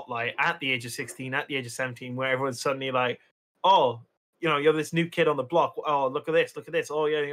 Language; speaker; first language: English; native; English